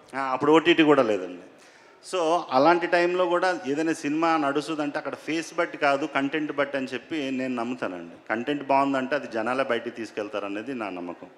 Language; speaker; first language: Telugu; native; Telugu